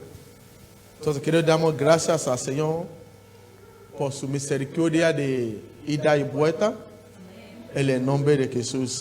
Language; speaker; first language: Spanish; non-native, learner; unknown